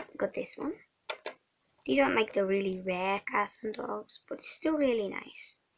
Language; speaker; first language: English; non-native, fluent; Swedish